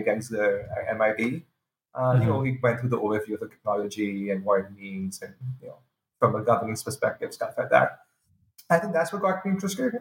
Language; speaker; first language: English; non-native, local second language; Urdu